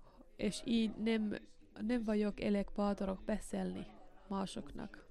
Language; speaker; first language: Hungarian; non-native, learner; Finnish